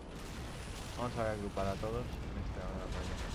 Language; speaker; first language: Spanish; native; Spanish